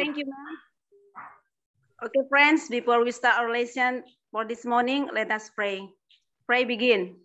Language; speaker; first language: English; non-native, learner; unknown